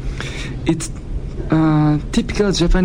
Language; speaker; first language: English; non-native, learner; Japanese